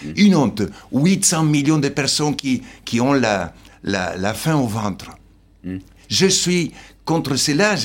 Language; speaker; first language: French; non-native, fluent; Slovenian